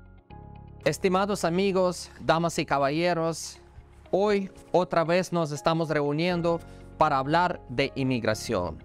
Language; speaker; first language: Spanish; non-native, fluent; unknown